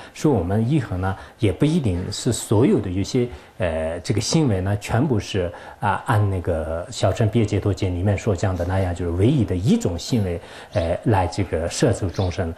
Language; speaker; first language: Chinese; non-native, local second language; Tibetan